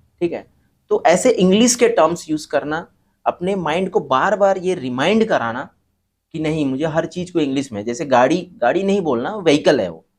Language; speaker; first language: Hindi; native; Hindi